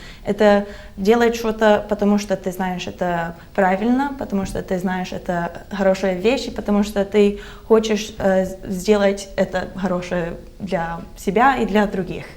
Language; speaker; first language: Russian; non-native, learner; English